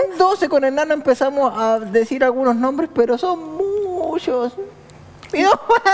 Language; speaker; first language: Spanish; native; Spanish